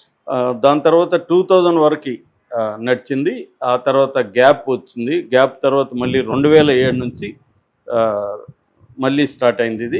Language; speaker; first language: Telugu; native; Telugu